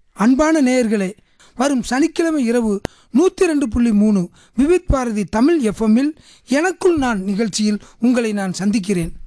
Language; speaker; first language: Tamil; native; Tamil